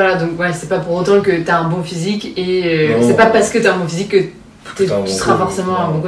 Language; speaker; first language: French; native; French